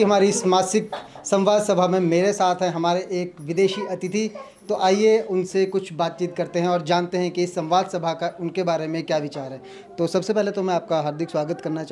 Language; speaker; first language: Hindi; native; Hindi